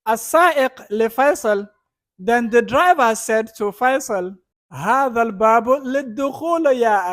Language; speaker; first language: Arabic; non-native, fluent; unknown